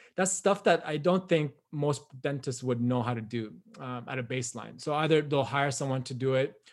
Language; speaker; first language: English; native; English